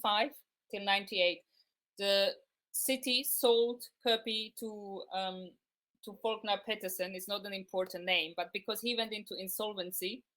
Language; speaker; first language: English; non-native, fluent; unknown